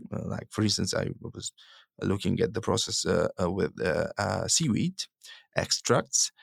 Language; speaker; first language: English; non-native, fluent; Italian